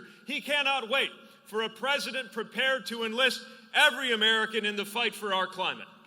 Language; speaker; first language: English; native; English